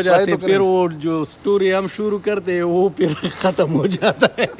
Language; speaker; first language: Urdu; non-native, local second language; Pashto